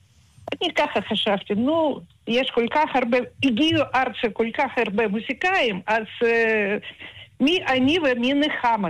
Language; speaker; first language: Hebrew; non-native, fluent; Russian